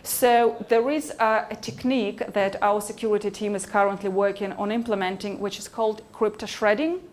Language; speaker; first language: English; non-native, fluent; Hebrew